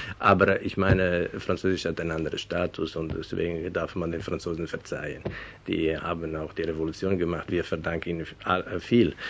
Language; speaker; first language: German; non-native, fluent; Venetian